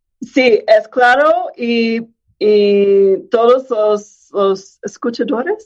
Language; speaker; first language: Spanish; non-native, fluent; English